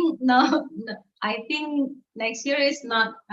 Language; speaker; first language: English; non-native, learner; Indonesian